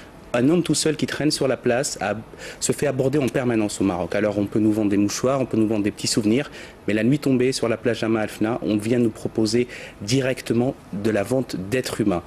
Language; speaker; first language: French; native; French